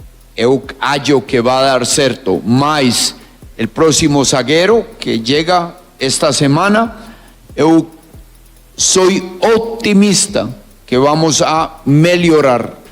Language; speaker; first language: Portuguese; non-native, learner; Spanish